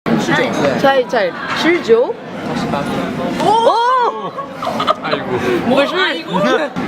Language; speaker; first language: Chinese; non-native, learner; Korean